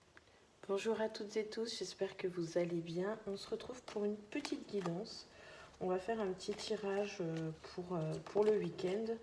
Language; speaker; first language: French; native; French